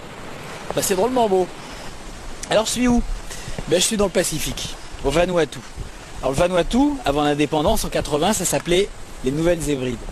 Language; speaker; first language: French; native; French